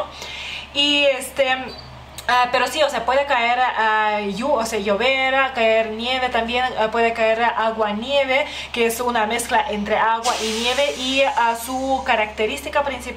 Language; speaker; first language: Spanish; non-native, fluent; Lithuanian